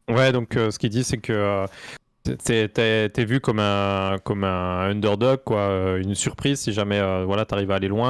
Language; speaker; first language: French; native; French